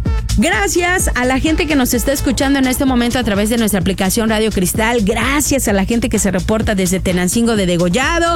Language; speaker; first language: Spanish; native; Spanish